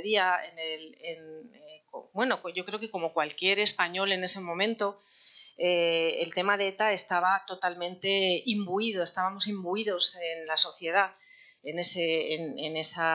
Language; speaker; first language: Spanish; native; Spanish